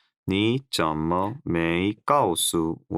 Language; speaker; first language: Chinese; non-native, learner; Korean